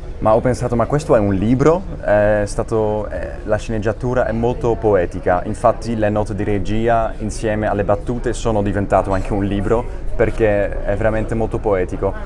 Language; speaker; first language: Italian; non-native, fluent; Dutch